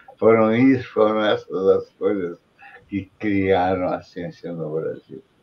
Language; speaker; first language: Portuguese; native; Portuguese